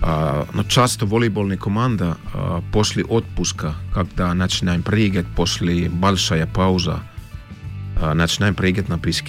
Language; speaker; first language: Russian; non-native, learner; Finnish